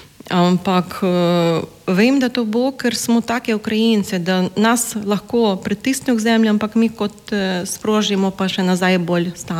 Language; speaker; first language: Slovenian; non-native, fluent; Ukrainian